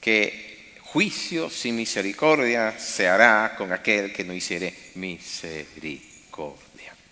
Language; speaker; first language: Spanish; native; Spanish